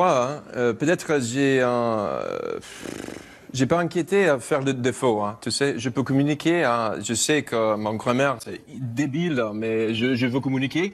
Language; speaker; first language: French; non-native, learner; English